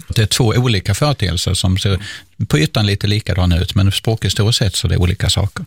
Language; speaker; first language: Swedish; native; Swedish